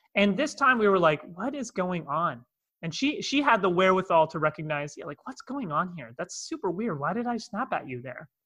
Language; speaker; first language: English; native; English